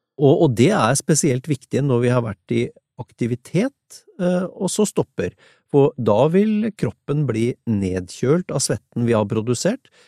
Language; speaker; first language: Norwegian; native; Norwegian